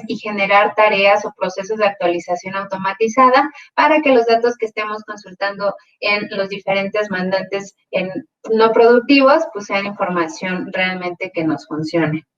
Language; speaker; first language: Spanish; native; Spanish